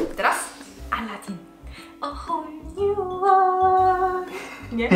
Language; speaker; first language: Polish; non-native, learner; Korean